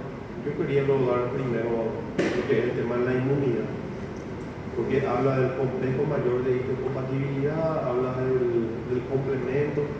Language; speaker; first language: Spanish; native; Spanish